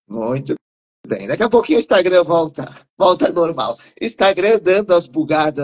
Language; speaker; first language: Portuguese; native; Portuguese